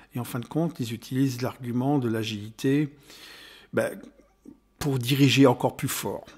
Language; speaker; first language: French; non-native, fluent; German